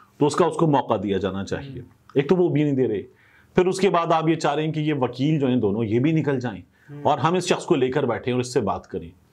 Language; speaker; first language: Urdu; native; Urdu